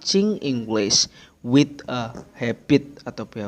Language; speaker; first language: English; non-native, learner; Indonesian